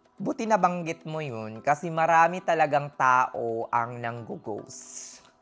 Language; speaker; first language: Filipino; native; Filipino